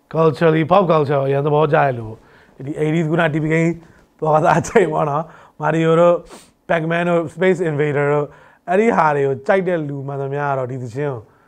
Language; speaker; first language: Burmese; native; Burmese